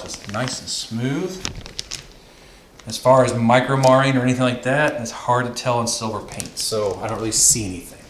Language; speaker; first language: English; native; English